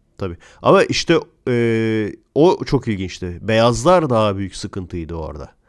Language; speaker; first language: Turkish; native; Turkish